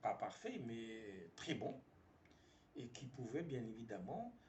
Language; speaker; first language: French; non-native, local second language; Arabic